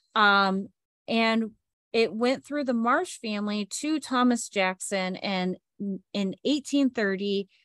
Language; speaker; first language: English; native; English